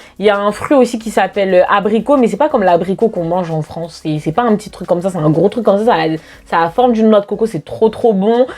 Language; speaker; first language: French; native; French